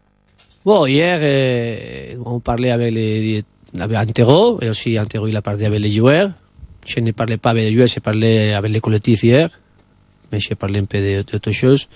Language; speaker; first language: French; non-native, learner; Spanish